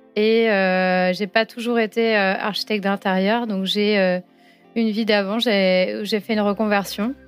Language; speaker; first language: French; native; French